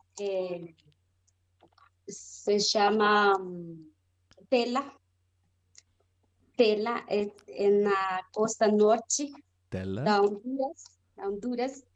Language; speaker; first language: Portuguese; non-native, learner; Spanish